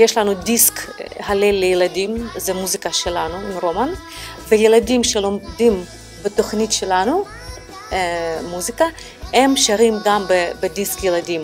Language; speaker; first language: Hebrew; non-native, fluent; Russian